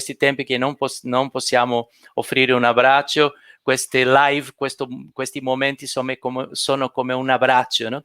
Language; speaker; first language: Italian; non-native, fluent; Portuguese